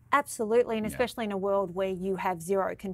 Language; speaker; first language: English; native; English